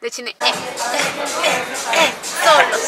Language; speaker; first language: Korean; non-native, learner; Spanish